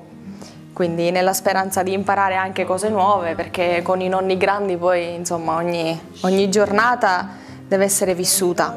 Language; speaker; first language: Italian; native; Italian